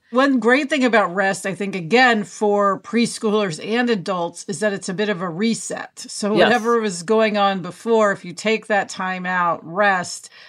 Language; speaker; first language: English; native; English